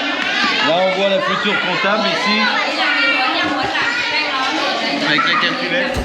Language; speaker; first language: French; native; French